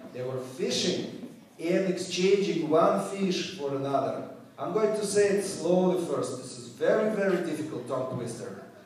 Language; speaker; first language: English; non-native, fluent; Russian